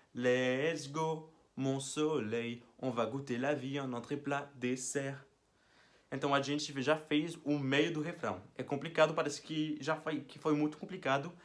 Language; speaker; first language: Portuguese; non-native, fluent; French